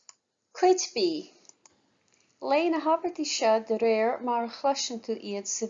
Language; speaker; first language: Irish; non-native, local second language; English